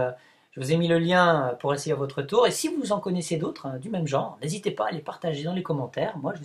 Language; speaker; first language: French; native; French